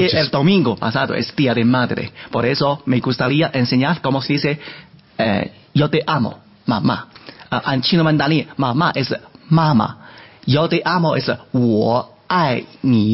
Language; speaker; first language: Spanish; non-native, learner; Chinese